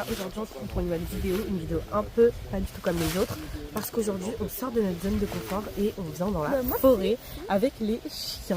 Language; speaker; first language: French; native; French